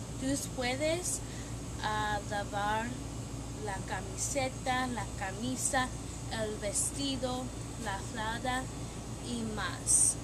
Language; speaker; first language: Spanish; non-native, learner; English